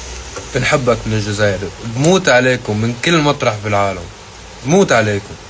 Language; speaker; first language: Arabic; native; Arabic